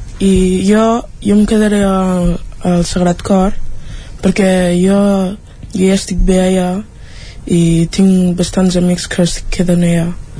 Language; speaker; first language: Catalan; early bilingual, other home language; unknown